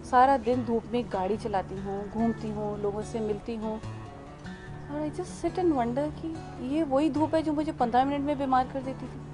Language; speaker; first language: Hindi; native; Hindi